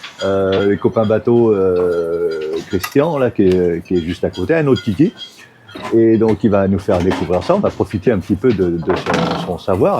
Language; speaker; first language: French; native; French